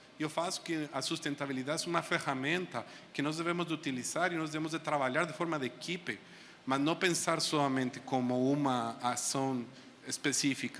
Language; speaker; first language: Portuguese; non-native, fluent; Spanish